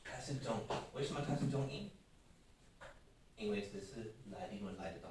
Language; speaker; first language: Chinese; non-native, learner; English